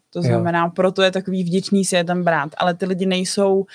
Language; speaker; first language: Czech; native; Czech